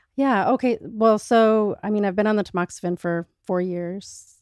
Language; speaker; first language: English; native; English